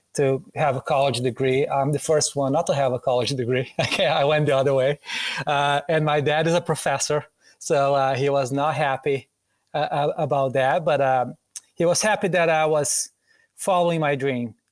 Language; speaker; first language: English; non-native, fluent; Portuguese